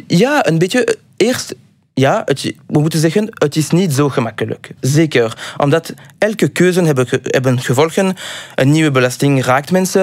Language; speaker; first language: Dutch; non-native, local second language; French